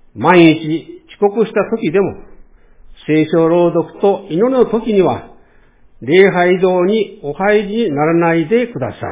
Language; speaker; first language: Japanese; native; Japanese